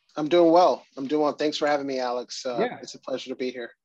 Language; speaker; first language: English; early bilingual, other home language; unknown